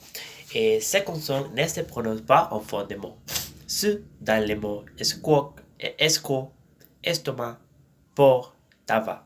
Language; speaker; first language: French; non-native, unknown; Spanish